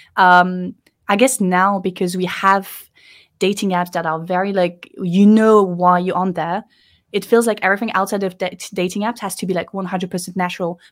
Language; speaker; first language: English; non-native, fluent; French